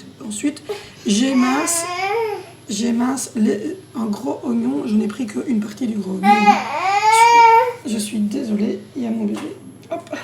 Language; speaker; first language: French; native; French